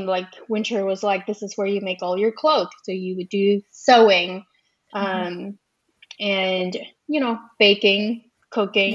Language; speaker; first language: English; early bilingual, other home language; Pennsylvania German